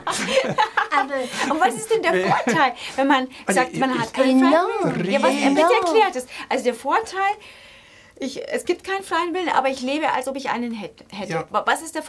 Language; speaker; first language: German; native; German